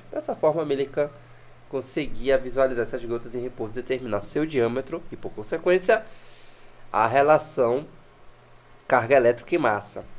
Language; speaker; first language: Portuguese; native; Portuguese